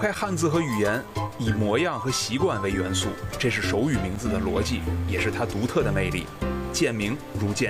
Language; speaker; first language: Chinese; native; Chinese